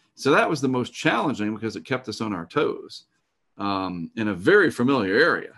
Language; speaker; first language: English; native; English